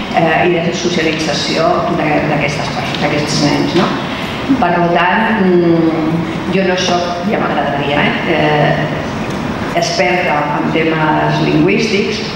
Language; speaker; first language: Catalan; non-native, local second language; Spanish